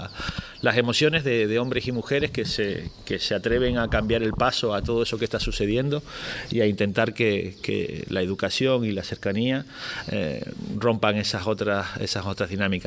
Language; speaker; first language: Spanish; native; Spanish